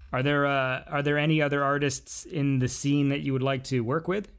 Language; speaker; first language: English; native; English